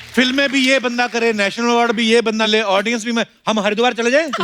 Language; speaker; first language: Hindi; native; Hindi